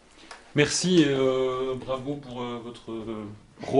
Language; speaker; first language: French; native; French